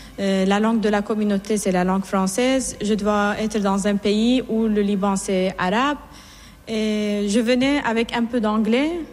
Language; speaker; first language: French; non-native, fluent; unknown